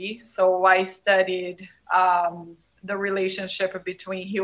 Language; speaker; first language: English; non-native, fluent; Portuguese